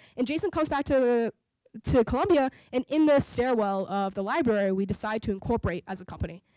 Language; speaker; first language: English; native; English